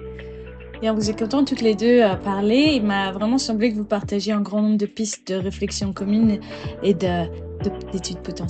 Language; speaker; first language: French; native; French